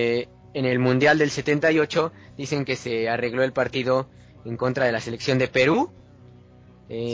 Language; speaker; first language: Spanish; native; Spanish